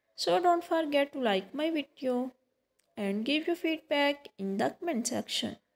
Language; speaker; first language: English; non-native, local second language; Urdu